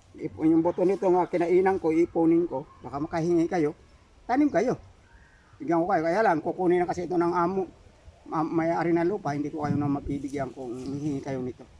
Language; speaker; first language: Filipino; non-native, local second language; Cebuano